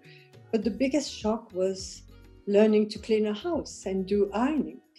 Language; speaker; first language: English; non-native, local second language; Kachhi